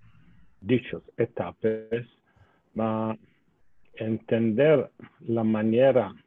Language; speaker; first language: Spanish; non-native, fluent; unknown